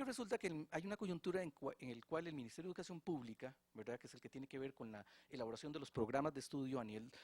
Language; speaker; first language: Spanish; native; Spanish